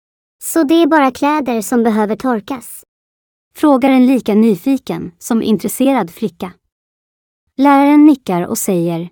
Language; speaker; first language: Swedish; native; Swedish